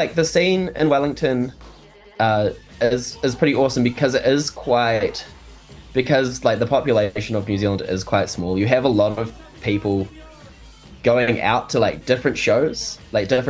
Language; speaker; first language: English; native; English